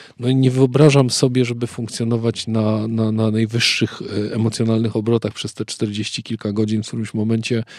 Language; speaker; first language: Polish; native; Polish